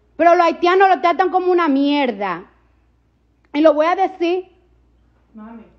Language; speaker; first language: Spanish; early bilingual, heritage; Spanish